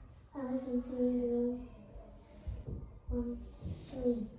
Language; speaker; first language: English; non-native, learner; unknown